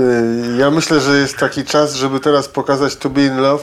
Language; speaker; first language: Polish; native; Polish